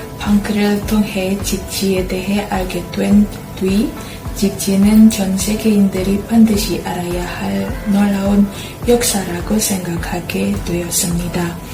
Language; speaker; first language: Korean; non-native, fluent; Indonesian